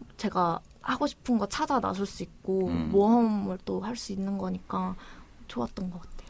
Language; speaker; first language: Korean; early bilingual, other home language; Chinese